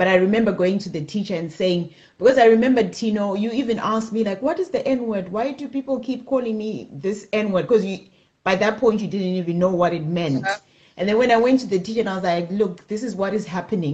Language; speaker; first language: English; non-native, local second language; Shona